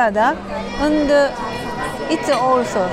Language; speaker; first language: English; non-native, learner; Japanese